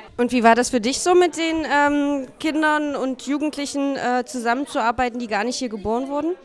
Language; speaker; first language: German; native; German